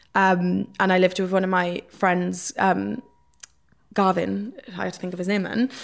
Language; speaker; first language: English; native; English